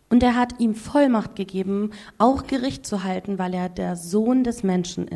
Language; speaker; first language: German; native; German